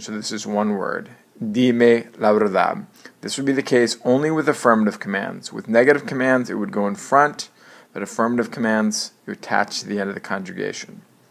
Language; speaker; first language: English; native; English